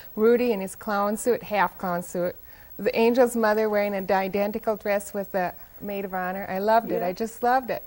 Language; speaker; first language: English; native; English